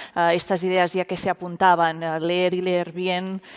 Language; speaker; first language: Spanish; non-native, local second language; Catalan